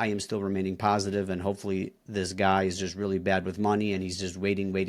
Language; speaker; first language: English; native; English